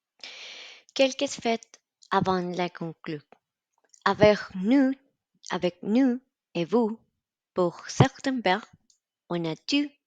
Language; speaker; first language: French; non-native, learner; Spanish